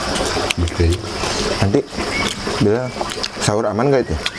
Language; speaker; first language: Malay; non-native, local second language; Sundanese